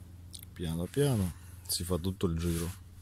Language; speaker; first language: Italian; non-native, fluent; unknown